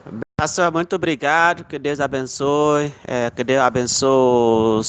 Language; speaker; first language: Portuguese; non-native, local second language; Fula